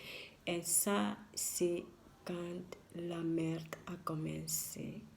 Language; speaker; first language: French; non-native, learner; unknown